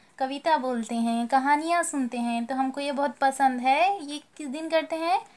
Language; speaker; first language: Urdu; native; Urdu